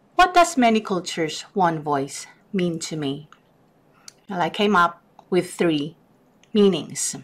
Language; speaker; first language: English; non-native, local second language; Filipino